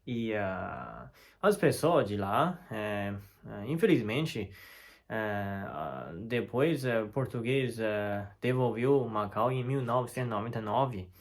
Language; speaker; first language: Portuguese; non-native, fluent; Chinese